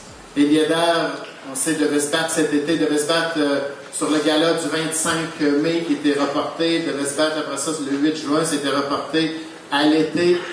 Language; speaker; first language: French; native; French